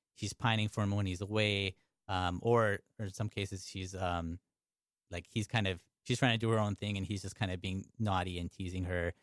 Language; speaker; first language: English; native; English